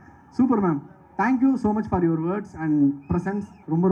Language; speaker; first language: Tamil; native; Tamil